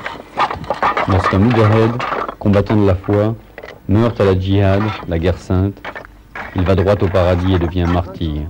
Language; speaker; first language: French; native; French